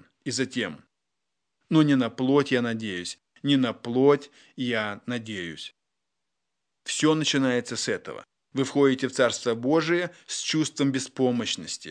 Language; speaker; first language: Russian; native; Russian